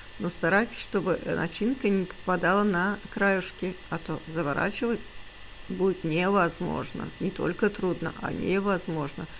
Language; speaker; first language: Russian; non-native, local second language; Azerbaijani